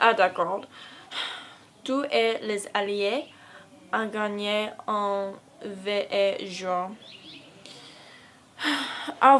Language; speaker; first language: French; non-native, learner; English